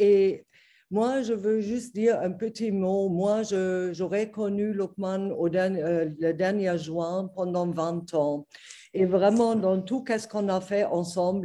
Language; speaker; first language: French; non-native, fluent; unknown